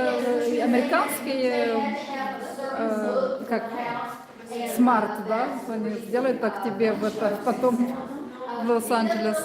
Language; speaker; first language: Russian; non-native, local second language; Romanian